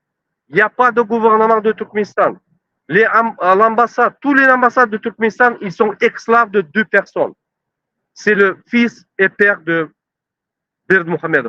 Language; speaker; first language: French; non-native, learner; Turkmen